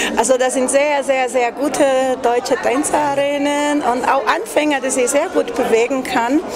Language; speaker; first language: German; non-native, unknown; Portuguese